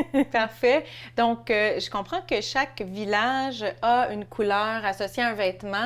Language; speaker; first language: French; native; French